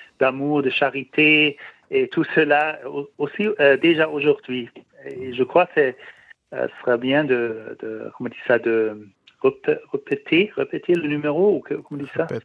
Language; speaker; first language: French; non-native, learner; German